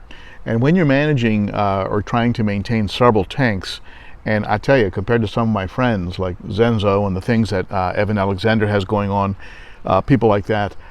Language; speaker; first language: English; native; English